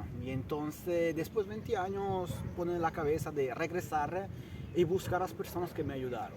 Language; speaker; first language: Spanish; non-native, fluent; Italian